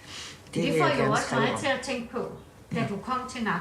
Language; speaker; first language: Danish; native; Danish